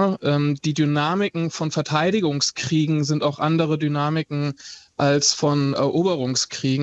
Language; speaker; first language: German; native; German